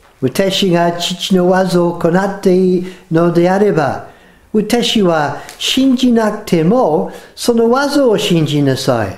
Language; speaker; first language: Japanese; non-native, fluent; English